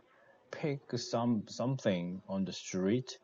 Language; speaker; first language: English; non-native, learner; Korean